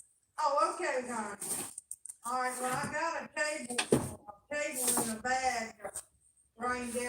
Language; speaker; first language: English; native; English